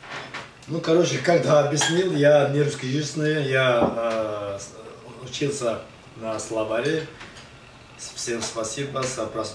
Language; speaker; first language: Russian; non-native, learner; Azerbaijani